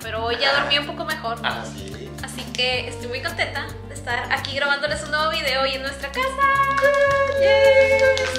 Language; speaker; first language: Spanish; native; Spanish